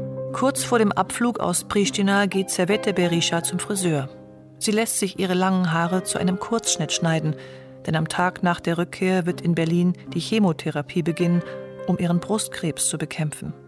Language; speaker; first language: German; native; German